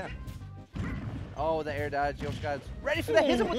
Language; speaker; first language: English; native; English